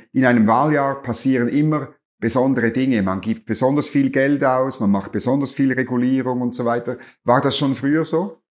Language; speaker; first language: German; native; German